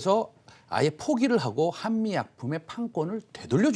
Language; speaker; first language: Korean; native; Korean